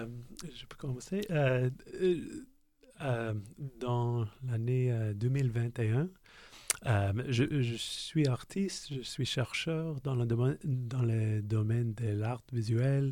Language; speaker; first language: French; non-native, learner; English